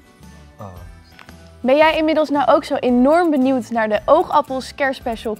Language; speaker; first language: Dutch; native; Dutch